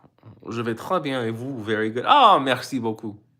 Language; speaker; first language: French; non-native, learner; English